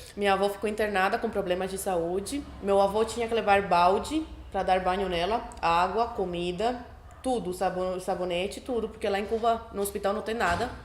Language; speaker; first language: Portuguese; early bilingual, other home language; Spanish